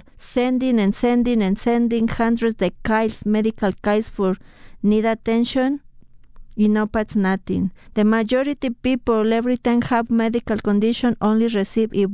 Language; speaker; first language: English; non-native, fluent; Spanish